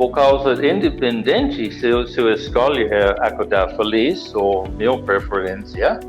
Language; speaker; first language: Portuguese; non-native, learner; English